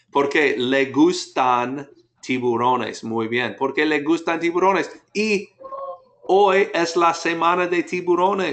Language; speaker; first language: Spanish; non-native, fluent; English